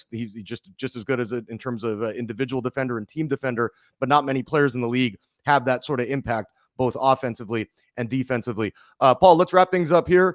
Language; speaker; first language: English; native; English